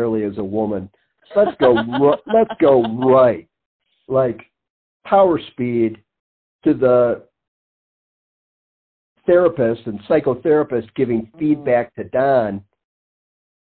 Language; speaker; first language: English; native; English